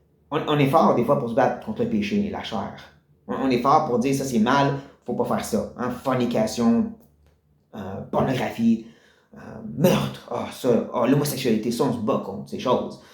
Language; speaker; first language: French; native; French